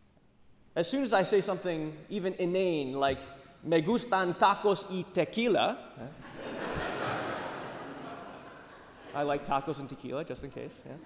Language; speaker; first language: English; native; English